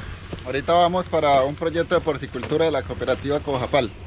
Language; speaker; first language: Spanish; native; Spanish